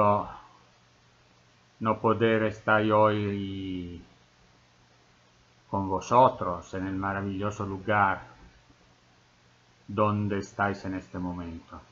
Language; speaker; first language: Spanish; non-native, fluent; Italian